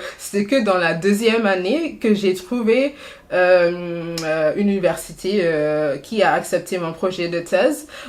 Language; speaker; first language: French; non-native, fluent; English